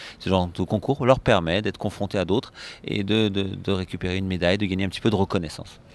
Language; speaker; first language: French; native; French